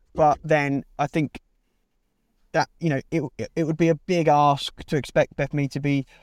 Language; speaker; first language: English; native; English